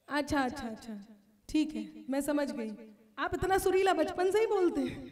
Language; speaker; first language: Hindi; native; Hindi